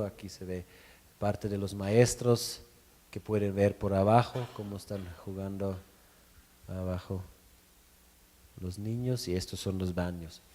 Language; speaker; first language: Spanish; non-native, fluent; German